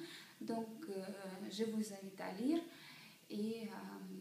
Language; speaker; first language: French; non-native, fluent; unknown